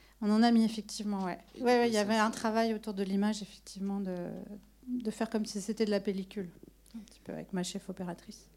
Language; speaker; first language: French; native; French